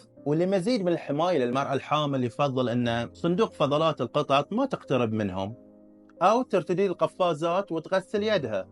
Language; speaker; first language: Arabic; native; Arabic